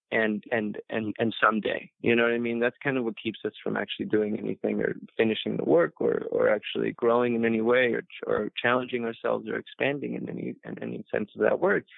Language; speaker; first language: English; early bilingual, other home language; Spanish